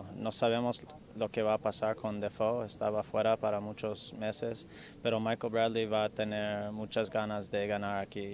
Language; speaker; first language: Spanish; non-native, fluent; English